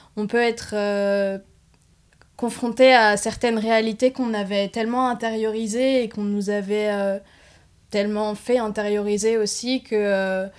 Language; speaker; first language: French; native; French